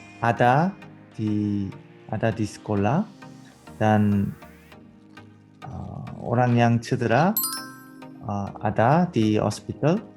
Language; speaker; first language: Indonesian; non-native, learner; Korean